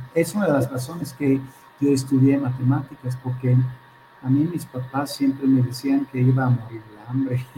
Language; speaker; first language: Spanish; non-native, fluent; Hebrew